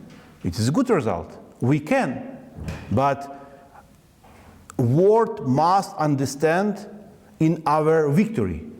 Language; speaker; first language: English; non-native, learner; Ukrainian